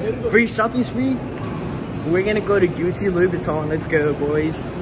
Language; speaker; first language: English; early bilingual, other home language; Spanish